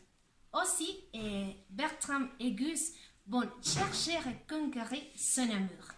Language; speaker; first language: French; non-native, learner; Spanish